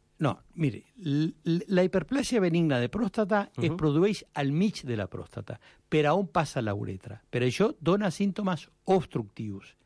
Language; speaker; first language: Catalan; non-native, fluent; Spanish